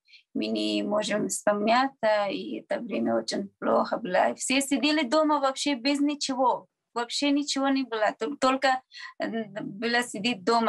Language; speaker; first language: Russian; non-native, learner; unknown